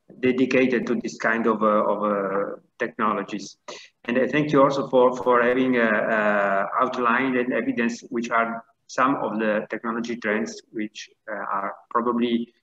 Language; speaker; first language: English; non-native, fluent; Italian